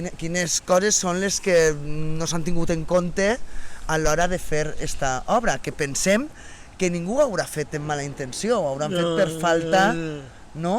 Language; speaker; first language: Catalan; native; Catalan